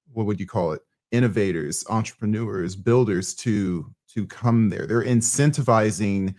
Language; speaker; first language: English; native; English